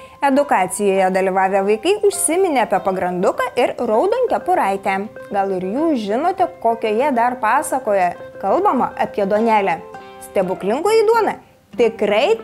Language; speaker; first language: Lithuanian; native; Lithuanian